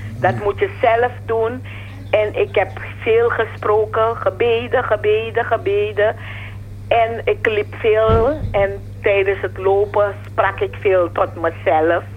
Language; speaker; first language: Dutch; non-native, fluent; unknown